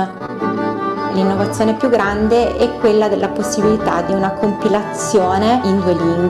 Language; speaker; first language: Italian; native; Italian